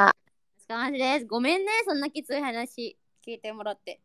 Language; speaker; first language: Japanese; non-native, learner; Indonesian